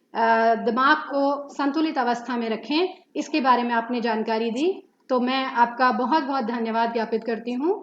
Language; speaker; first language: Hindi; native; Hindi